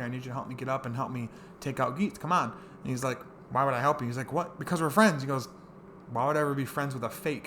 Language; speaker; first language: English; native; English